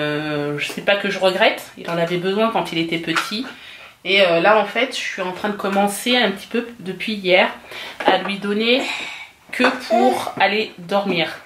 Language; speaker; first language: French; native; French